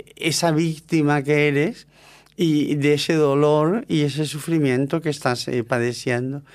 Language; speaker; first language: Spanish; native; Spanish